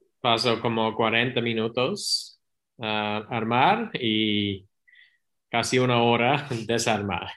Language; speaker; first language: Spanish; non-native, learner; English